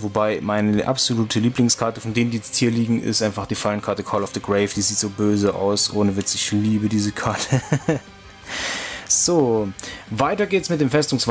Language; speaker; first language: German; native; German